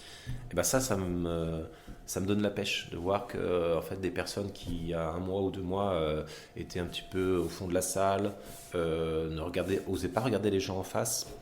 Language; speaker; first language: French; native; French